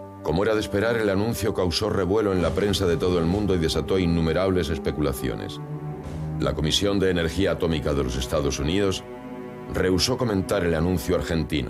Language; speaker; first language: Spanish; native; Spanish